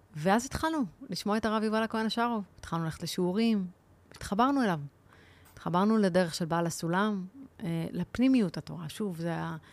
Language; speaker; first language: Hebrew; native; Hebrew